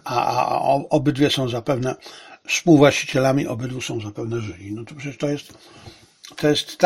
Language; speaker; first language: Polish; native; Polish